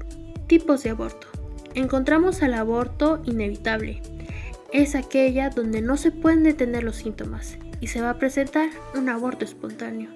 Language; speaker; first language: Spanish; native; Spanish